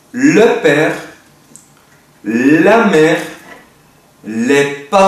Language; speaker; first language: French; non-native, fluent; Spanish